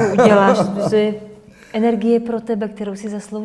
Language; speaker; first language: Czech; native; Czech